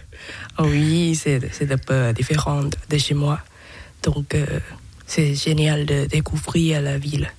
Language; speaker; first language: French; non-native, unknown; Thai